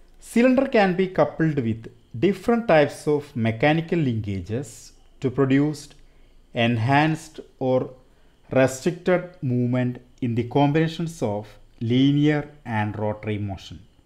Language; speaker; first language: English; non-native, local second language; Malayalam